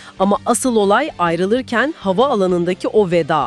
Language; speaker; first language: Turkish; native; Turkish